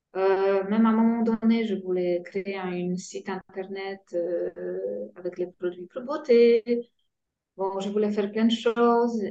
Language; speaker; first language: French; non-native, fluent; Polish